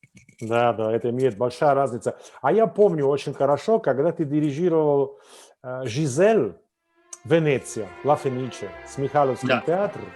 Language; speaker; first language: Russian; non-native, fluent; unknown